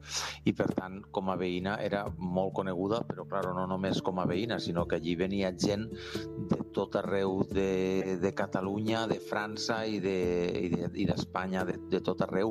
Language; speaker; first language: Catalan; native; Catalan